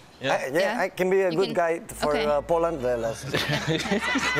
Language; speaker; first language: English; non-native, fluent; Romanian